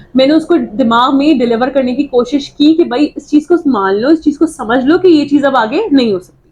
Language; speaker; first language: Urdu; native; Urdu